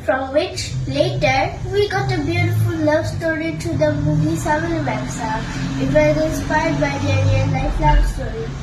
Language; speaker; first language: English; non-native, local second language; Assamese